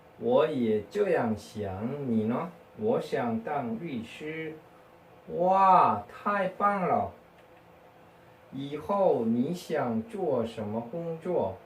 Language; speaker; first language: Chinese; non-native, fluent; Korean